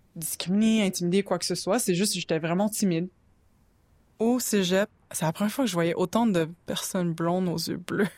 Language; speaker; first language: French; native; French